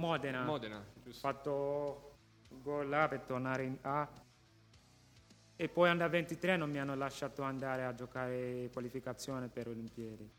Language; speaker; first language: Italian; non-native, local second language; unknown